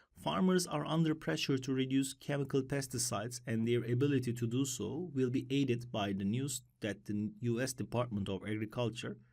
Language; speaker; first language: English; non-native, fluent; Turkish